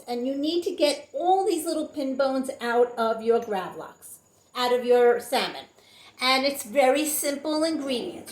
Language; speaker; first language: English; native; English